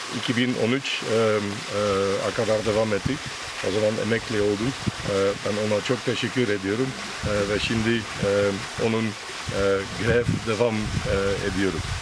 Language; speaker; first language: Turkish; non-native, fluent; Dutch